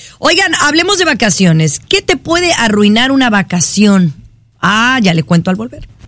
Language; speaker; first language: Spanish; native; Spanish